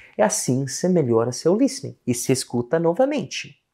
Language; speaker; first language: Portuguese; non-native, fluent; English